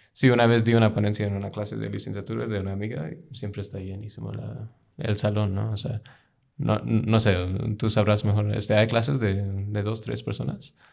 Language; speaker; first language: Spanish; non-native, fluent; English